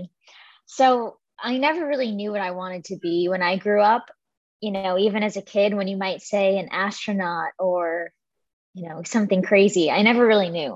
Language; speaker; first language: English; native; English